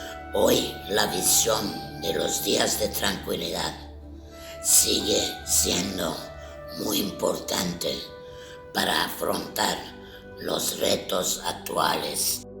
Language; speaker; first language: Spanish; non-native, fluent; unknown